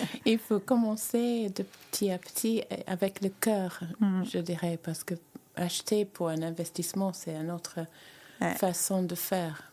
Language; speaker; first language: French; native; French